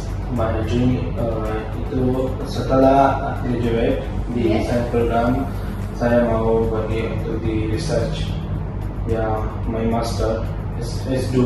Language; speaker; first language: Indonesian; non-native, learner; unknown